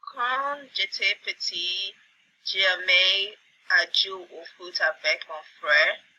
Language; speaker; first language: French; non-native, learner; English